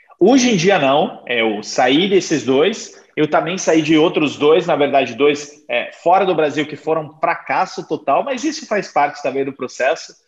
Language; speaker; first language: Portuguese; non-native, fluent; Italian